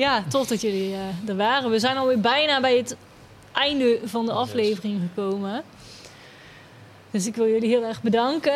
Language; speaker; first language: Dutch; native; Dutch